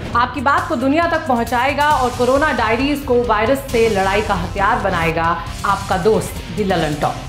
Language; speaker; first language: Hindi; native; Hindi